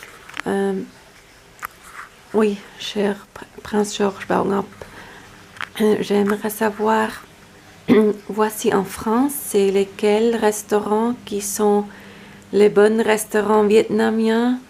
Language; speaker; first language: French; non-native, learner; Vietnamese